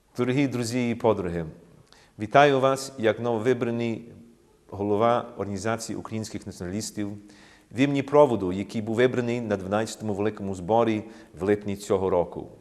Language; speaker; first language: Ukrainian; early bilingual, heritage; Ukrainian